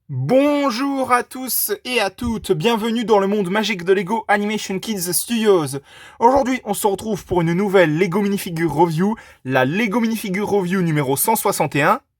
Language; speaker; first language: French; native; French